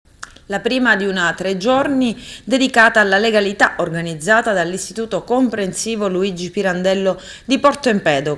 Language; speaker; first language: Italian; native; Italian